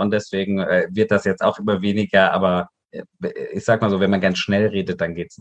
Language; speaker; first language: German; early bilingual, other home language; Portuguese